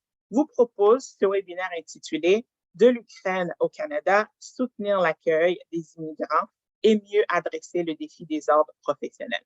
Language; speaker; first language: French; native; French